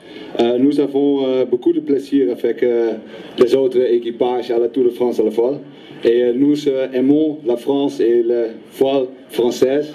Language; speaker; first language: French; non-native, learner; Dutch